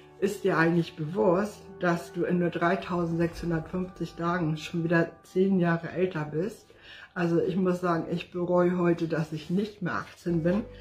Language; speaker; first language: German; native; German